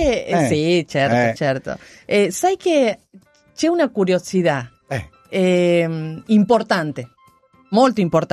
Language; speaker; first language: Italian; non-native, learner; Spanish